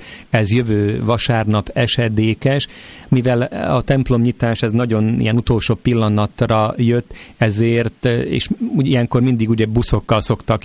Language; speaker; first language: Hungarian; native; Hungarian